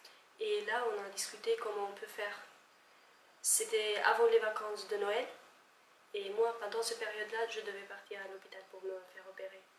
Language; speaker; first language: French; non-native, fluent; Albanian